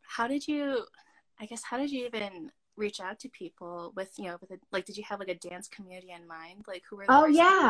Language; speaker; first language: English; native; English